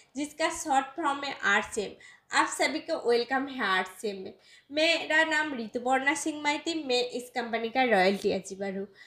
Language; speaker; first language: Hindi; non-native, local second language; Bangla